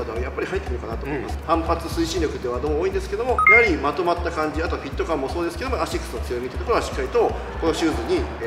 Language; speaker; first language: Japanese; native; Japanese